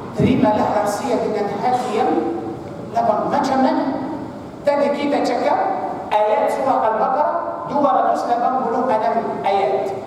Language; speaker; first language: Malay; non-native, fluent; Arabic